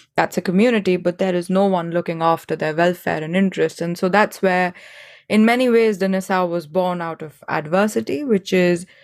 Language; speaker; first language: English; non-native, local second language; Hindi